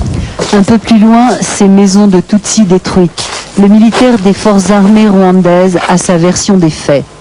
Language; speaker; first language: French; native; French